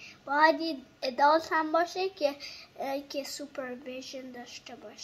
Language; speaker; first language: Persian; early bilingual, heritage; Persian